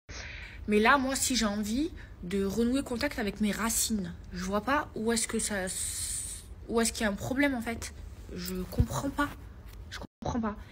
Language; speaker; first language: French; native; French